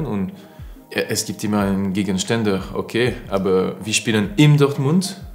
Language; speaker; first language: German; non-native, learner; French